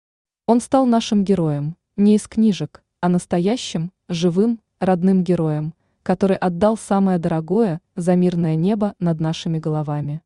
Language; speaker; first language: Russian; native; Russian